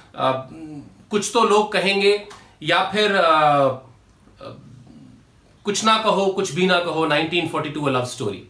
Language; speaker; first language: Hindi; native; Hindi